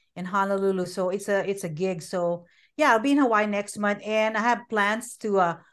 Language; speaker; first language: English; non-native, local second language; Filipino